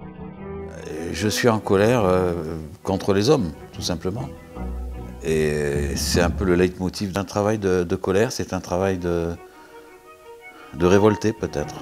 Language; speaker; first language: French; native; French